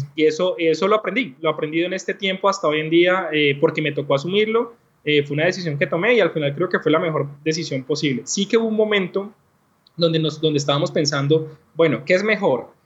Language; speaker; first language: Spanish; native; Spanish